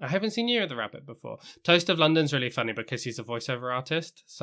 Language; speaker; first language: English; native; English